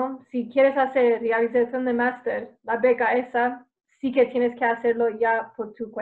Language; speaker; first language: Spanish; non-native, fluent; English